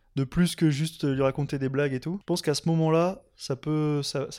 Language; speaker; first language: French; native; French